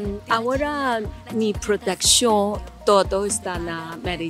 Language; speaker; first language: Spanish; non-native, learner; Chinese